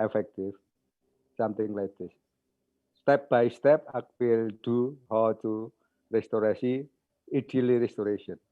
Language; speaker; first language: English; non-native, learner; Indonesian